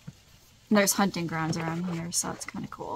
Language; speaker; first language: English; native; English